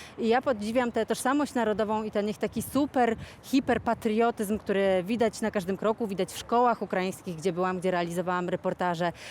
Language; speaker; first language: Polish; native; Polish